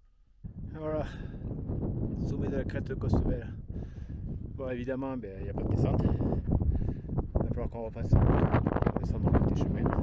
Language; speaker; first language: French; native; French